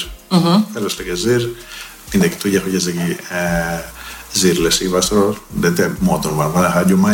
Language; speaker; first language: Hungarian; non-native, learner; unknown